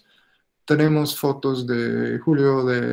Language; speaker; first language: Spanish; non-native, fluent; English